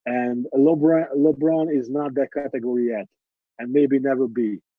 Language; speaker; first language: English; non-native, fluent; Hungarian